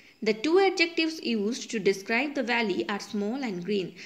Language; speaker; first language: English; non-native, local second language; Bangla